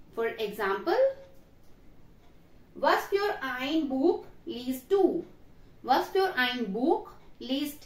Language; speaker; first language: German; non-native, learner; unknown